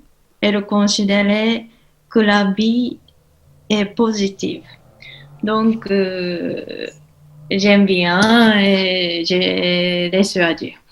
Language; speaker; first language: French; non-native, learner; Japanese